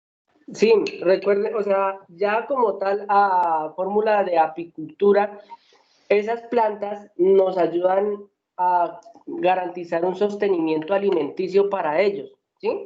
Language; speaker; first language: Spanish; native; Spanish